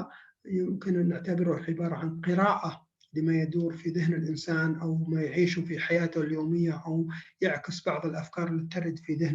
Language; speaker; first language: Arabic; native; Arabic